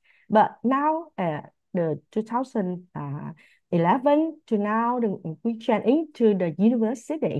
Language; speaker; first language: English; non-native, learner; Vietnamese